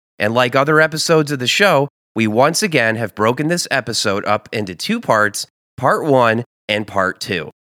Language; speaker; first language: English; native; English